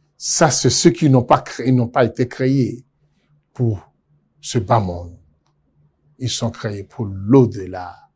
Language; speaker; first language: French; non-native, local second language; Yoruba